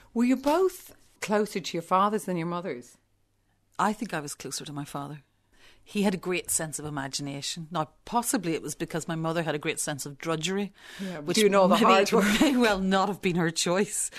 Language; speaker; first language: English; native; English